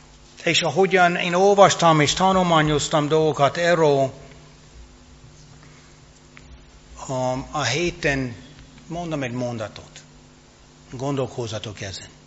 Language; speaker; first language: Hungarian; non-native, fluent; English